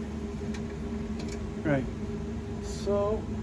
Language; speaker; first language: English; native; English